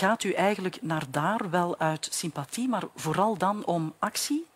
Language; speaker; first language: Dutch; native; Dutch